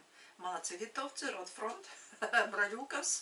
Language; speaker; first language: Russian; non-native, local second language; Latvian